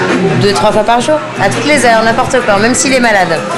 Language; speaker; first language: French; native; French